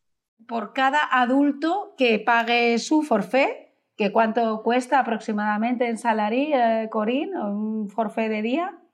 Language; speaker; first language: Spanish; native; Spanish